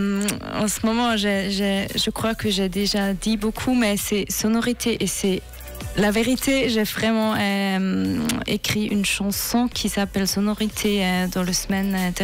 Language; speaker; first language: French; non-native, fluent; Swiss German